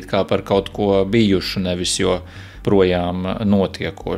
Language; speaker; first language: Latvian; native; Latvian